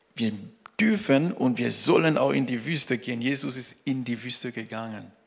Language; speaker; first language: German; non-native, fluent; French